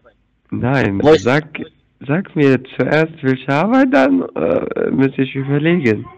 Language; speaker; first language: German; non-native, fluent; Arabic